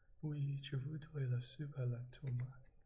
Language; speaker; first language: French; non-native, learner; English